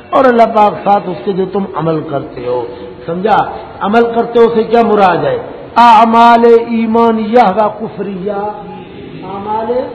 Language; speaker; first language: Urdu; non-native, local second language; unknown